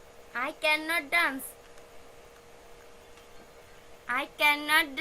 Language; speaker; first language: English; non-native, fluent; Bangla